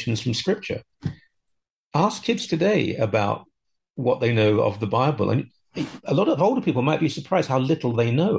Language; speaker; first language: English; native; English